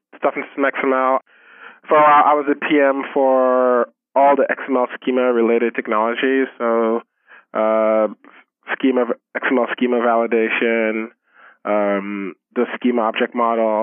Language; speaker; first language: English; non-native, local second language; Yoruba